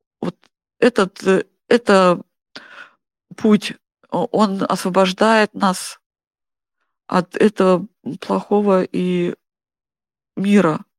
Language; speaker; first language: Russian; non-native, fluent; German